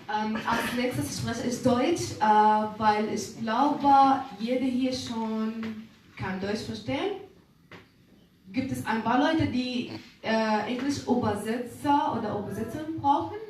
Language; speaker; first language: German; non-native, learner; Arabic